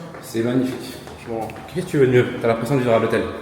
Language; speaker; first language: French; native; French